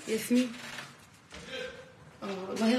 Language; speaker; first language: Danish; non-native, learner; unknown